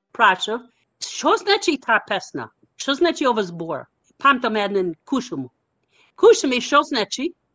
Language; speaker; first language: Macedonian; non-native, fluent; English